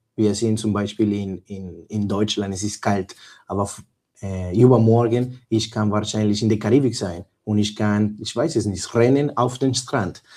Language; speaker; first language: German; non-native, learner; Spanish